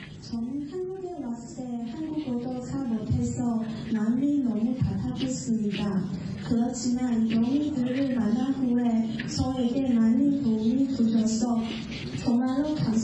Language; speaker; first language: Korean; non-native, learner; Chinese